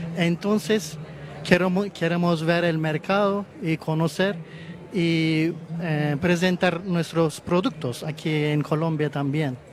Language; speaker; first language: Spanish; non-native, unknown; Turkish